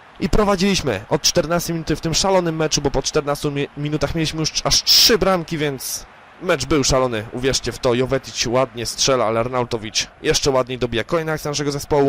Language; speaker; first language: Polish; native; Polish